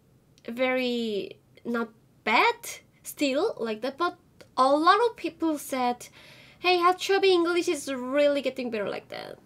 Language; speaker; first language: English; non-native, learner; Korean